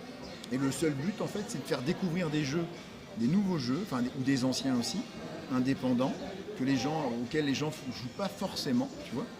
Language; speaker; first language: French; native; French